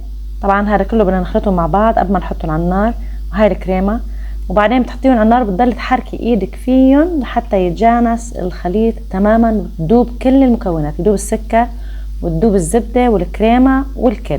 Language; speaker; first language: Arabic; native; Arabic